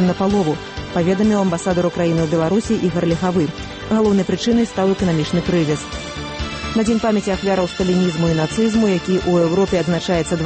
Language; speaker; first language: Belarusian; native; Belarusian